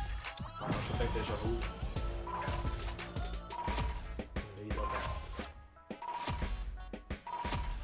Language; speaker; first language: German; native; German